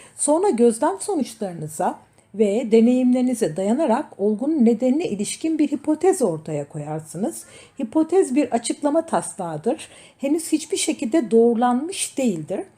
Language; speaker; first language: Turkish; native; Turkish